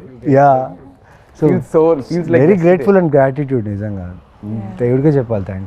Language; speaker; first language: Telugu; native; Telugu